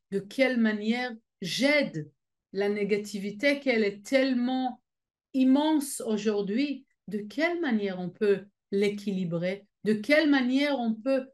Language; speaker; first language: French; non-native, fluent; Hebrew